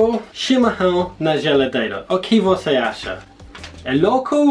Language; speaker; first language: Portuguese; non-native, learner; English